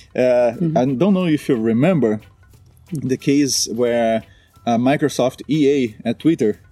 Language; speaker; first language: English; non-native, fluent; Portuguese